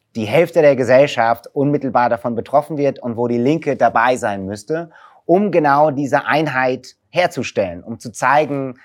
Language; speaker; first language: German; non-native, fluent; English